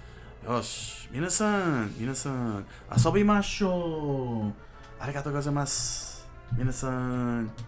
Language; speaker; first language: Japanese; non-native, learner; English